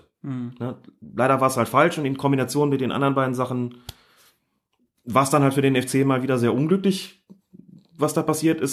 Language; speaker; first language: German; native; German